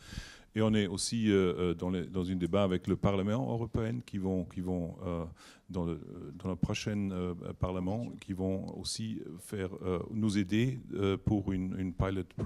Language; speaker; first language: French; non-native, learner; German